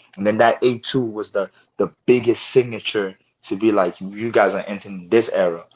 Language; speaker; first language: English; native; English